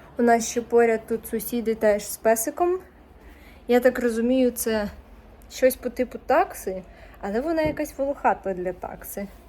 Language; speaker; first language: Ukrainian; non-native, local second language; Russian